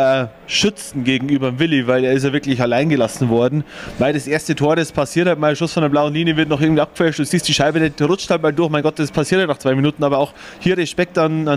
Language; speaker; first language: German; native; German